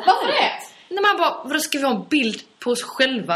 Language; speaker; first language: Swedish; native; Swedish